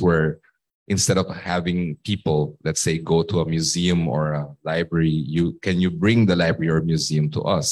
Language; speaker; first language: English; non-native, local second language; Filipino